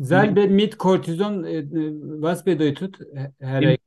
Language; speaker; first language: German; non-native, learner; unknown